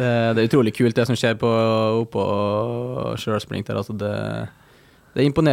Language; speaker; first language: Norwegian; native; Norwegian